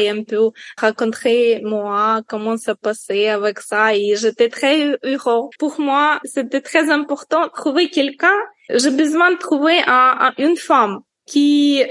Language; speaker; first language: French; non-native, learner; Ukrainian